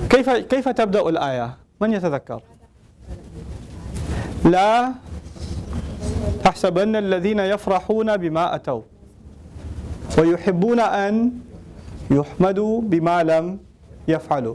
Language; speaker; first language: Arabic; non-native, fluent; Urdu